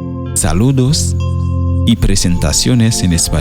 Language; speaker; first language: Spanish; non-native, fluent; Haitian Creole